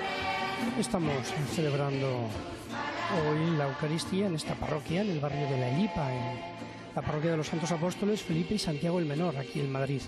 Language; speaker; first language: Spanish; native; Spanish